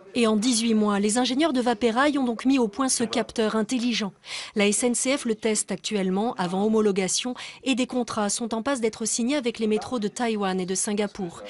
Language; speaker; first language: French; native; French